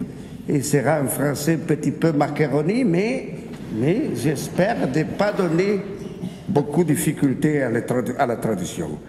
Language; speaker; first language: French; non-native, fluent; Italian